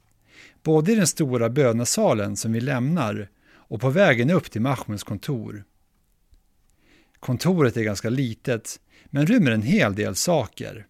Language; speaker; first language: Swedish; native; Swedish